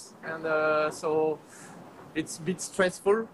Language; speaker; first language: English; non-native, learner; French